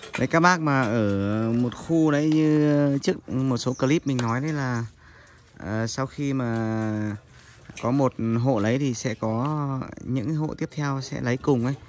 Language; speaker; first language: Vietnamese; non-native, local second language; Tày